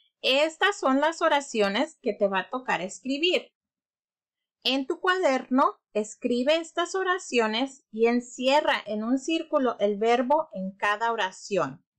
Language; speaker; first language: Spanish; early bilingual, heritage; Spanish